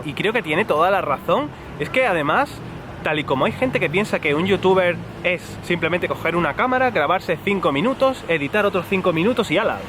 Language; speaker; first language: Spanish; native; Spanish